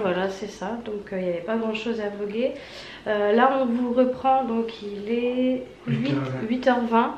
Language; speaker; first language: French; native; French